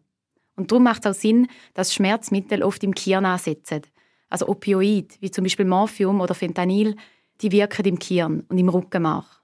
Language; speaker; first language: German; native; German